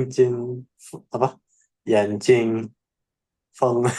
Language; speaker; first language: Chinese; non-native, learner; Indonesian